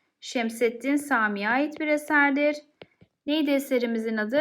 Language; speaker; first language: Turkish; native; Turkish